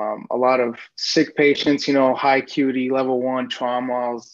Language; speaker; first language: English; native; English